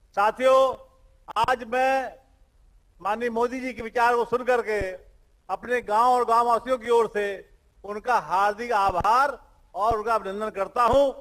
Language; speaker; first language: Hindi; native; Hindi